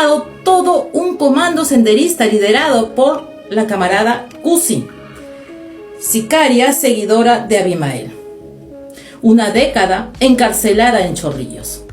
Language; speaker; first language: Spanish; native; Spanish